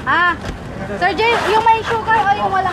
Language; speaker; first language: Filipino; native; Filipino